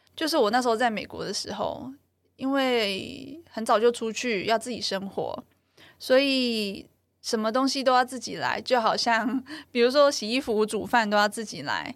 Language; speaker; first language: Chinese; native; Chinese